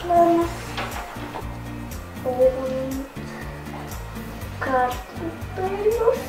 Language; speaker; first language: Latvian; early bilingual, heritage; Latvian